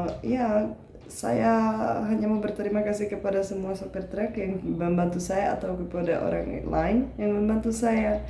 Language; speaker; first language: Indonesian; non-native, fluent; Czech